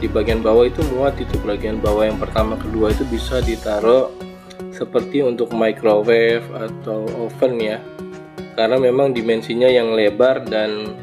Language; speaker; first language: Indonesian; native; Indonesian